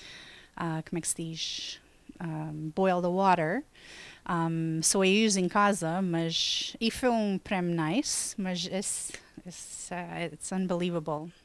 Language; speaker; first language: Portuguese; early bilingual, heritage; Portuguese